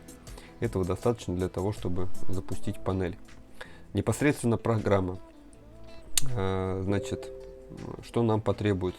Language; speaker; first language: Russian; native; Russian